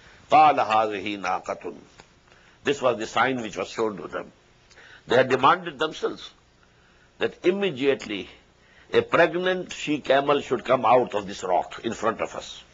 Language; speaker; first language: English; non-native, local second language; Urdu